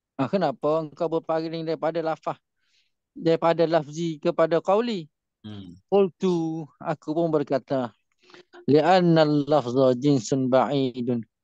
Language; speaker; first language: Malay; native; Malay